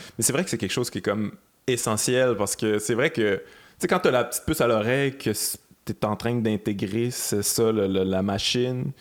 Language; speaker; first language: French; native; French